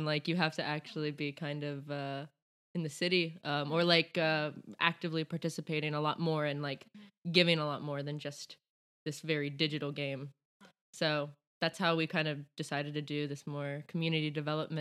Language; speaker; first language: English; native; English